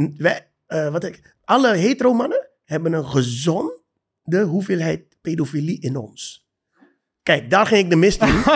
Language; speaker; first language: Dutch; native; Dutch